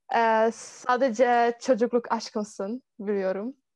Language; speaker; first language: Turkish; non-native, learner; Polish